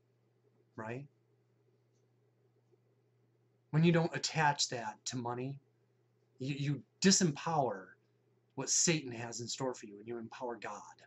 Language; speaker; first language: English; native; English